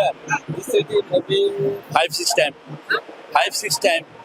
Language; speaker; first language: English; non-native, learner; Hindi